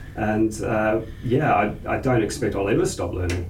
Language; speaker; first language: English; native; English